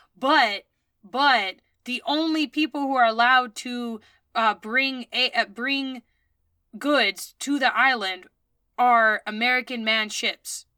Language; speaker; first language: English; early bilingual, other home language; Spanish